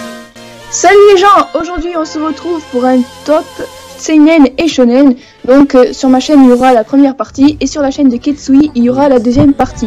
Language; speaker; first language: French; native; French